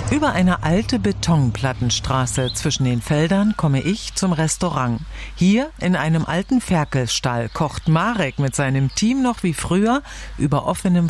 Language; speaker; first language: German; native; German